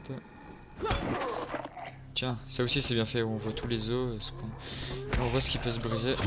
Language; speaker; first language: French; native; French